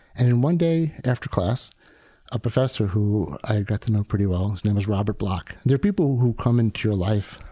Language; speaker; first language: English; native; English